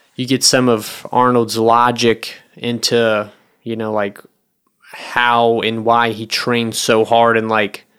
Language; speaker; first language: English; native; English